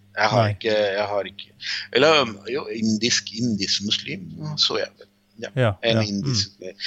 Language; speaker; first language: Norwegian; non-native, fluent; Sinhala